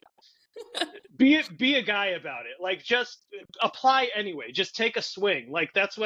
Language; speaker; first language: English; native; English